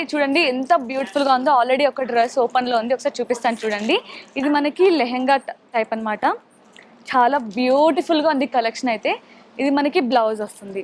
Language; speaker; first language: Telugu; native; Telugu